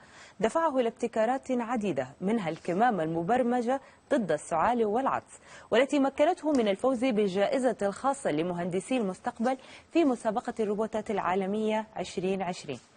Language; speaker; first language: Arabic; native; Arabic